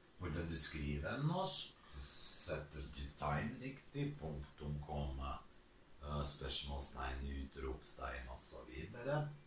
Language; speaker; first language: Norwegian; non-native, fluent; Serbian